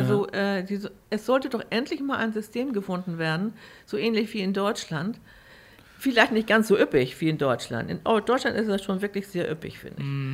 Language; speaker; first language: German; native; German